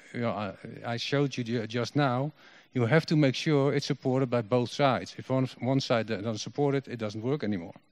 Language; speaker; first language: English; non-native, fluent; Dutch